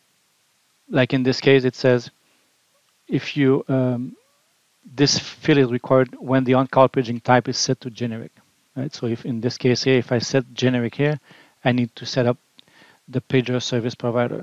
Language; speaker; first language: English; non-native, fluent; French